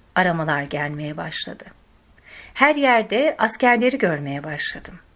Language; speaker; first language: Turkish; non-native, fluent; Arabic